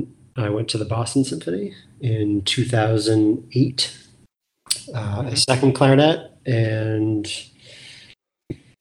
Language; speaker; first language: English; native; English